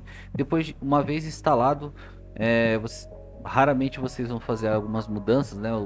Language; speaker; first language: Portuguese; native; Portuguese